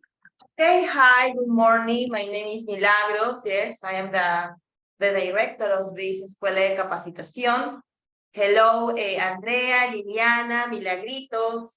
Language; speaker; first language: English; non-native, fluent; Spanish